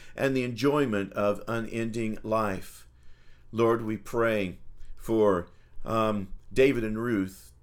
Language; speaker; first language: English; native; English